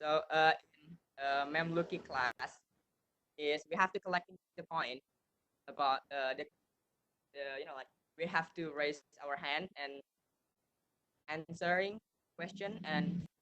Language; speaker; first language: English; non-native, learner; Indonesian